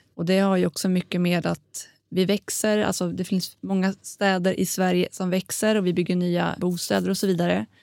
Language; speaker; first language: Swedish; native; Swedish